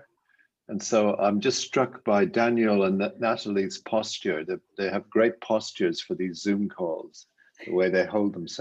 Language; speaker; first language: English; native; English